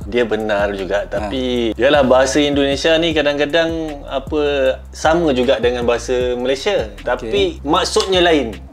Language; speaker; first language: Malay; native; Malay